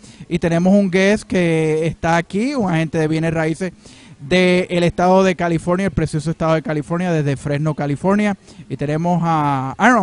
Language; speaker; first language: Spanish; native; Spanish